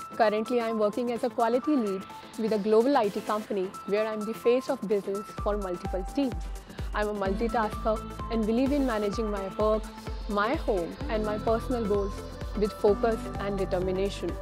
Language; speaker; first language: English; non-native, local second language; Hindi